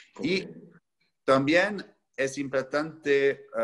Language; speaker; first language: Spanish; non-native, fluent; French